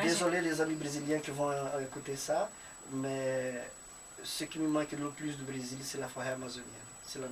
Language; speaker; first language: French; non-native, fluent; Portuguese